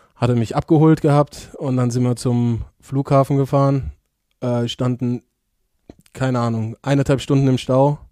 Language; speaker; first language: German; native; German